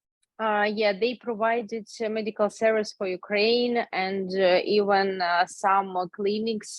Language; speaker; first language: English; non-native, learner; Ukrainian